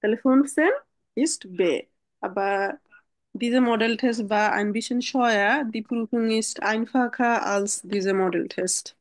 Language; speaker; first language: German; non-native, learner; Bangla